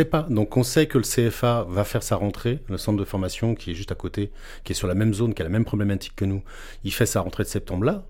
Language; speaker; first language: French; native; French